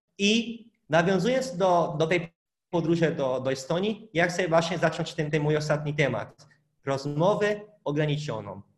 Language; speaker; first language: Polish; non-native, fluent; Portuguese